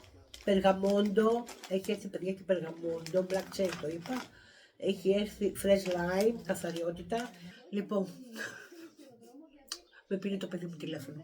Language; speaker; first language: Greek; native; Greek